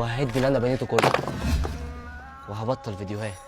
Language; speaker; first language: Arabic; native; Arabic